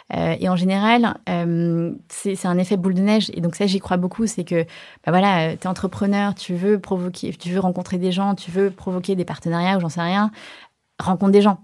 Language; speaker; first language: French; early bilingual, other home language; Chinese